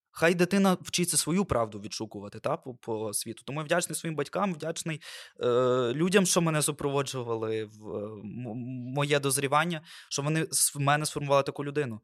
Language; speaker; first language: Ukrainian; non-native, local second language; Russian